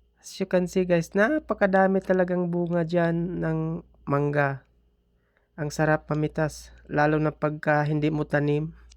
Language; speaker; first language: Filipino; non-native, local second language; Cebuano